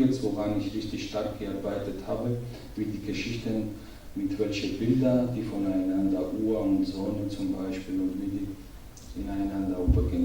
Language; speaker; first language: German; non-native, learner; Georgian